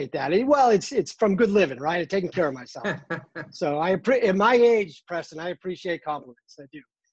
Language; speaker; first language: English; native; English